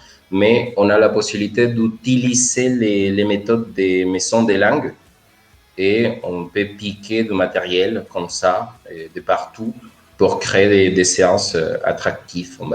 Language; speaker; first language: French; non-native, fluent; Spanish